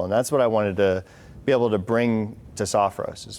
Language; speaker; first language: English; native; English